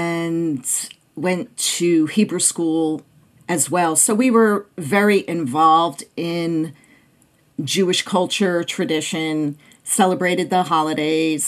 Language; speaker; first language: English; native; English